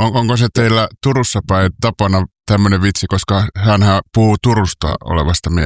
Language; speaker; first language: Finnish; native; Finnish